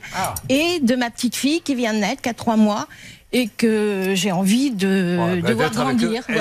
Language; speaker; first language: French; native; French